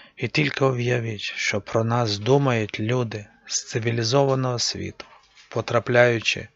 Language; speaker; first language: Ukrainian; native; Ukrainian